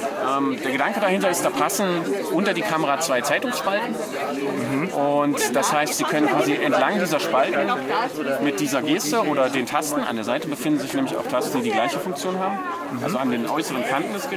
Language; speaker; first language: German; native; German